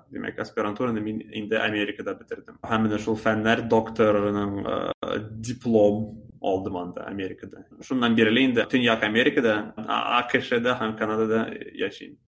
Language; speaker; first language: Tatar; native; Tatar